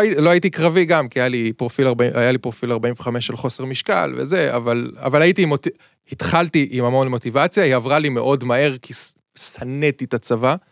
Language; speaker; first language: Hebrew; native; Hebrew